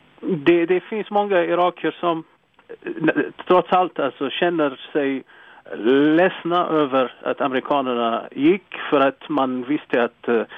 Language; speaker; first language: Swedish; non-native, fluent; Arabic